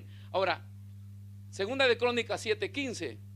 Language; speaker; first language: Spanish; native; Spanish